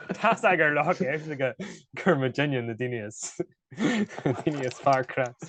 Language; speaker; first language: Irish; native; Irish